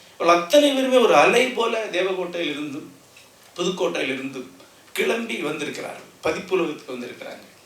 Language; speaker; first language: Tamil; non-native, local second language; Malayalam